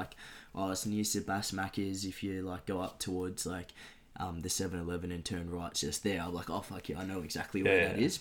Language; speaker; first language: English; native; English